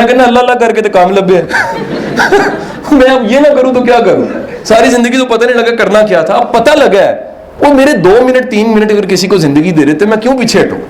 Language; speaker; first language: Urdu; native; Urdu